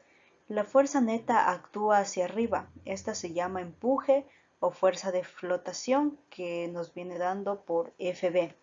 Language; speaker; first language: Spanish; native; Spanish